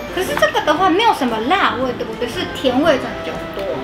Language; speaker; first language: Chinese; non-native, fluent; Japanese